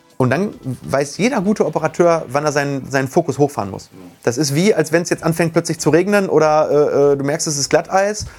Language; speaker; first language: German; native; German